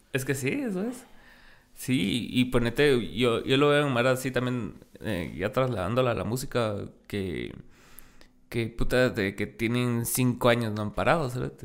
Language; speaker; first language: Spanish; native; Spanish